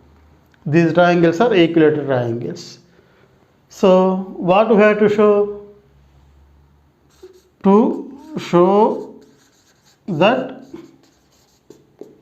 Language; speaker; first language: English; non-native, local second language; Telugu